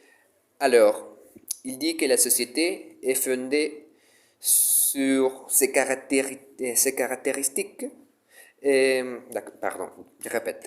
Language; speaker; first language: French; non-native, learner; Spanish